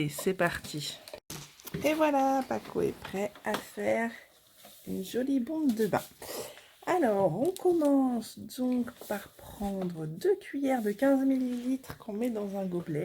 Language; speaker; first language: French; native; French